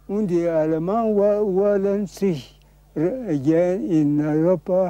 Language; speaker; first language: German; non-native, learner; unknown